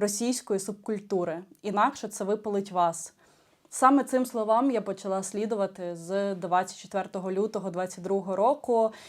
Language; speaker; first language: Ukrainian; non-native, local second language; Russian